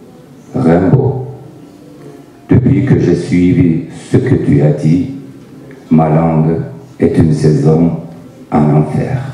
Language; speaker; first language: French; non-native, fluent; Turkish